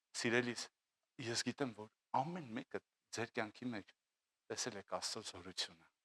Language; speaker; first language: Armenian; native; Armenian